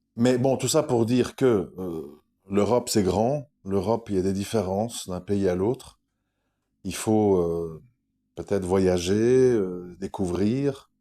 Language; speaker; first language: French; native; French